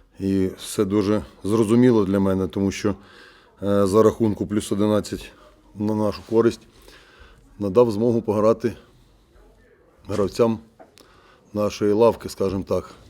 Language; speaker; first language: Ukrainian; native; Ukrainian